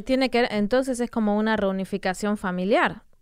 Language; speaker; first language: Spanish; native; Spanish